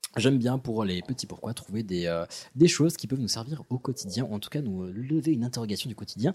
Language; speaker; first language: French; early bilingual, other home language; Arabic